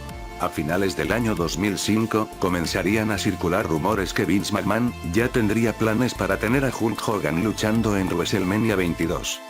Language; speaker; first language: Spanish; native; Spanish